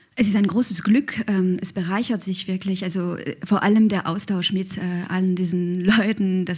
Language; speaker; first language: German; non-native, local second language; French